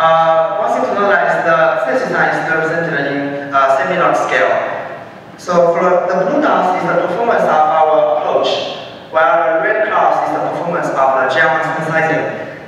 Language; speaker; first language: English; non-native, fluent; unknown